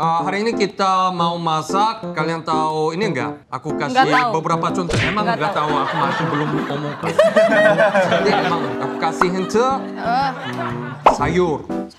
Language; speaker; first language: Indonesian; non-native, fluent; Korean